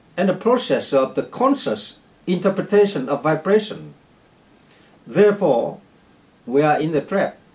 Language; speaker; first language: English; non-native, fluent; Vietnamese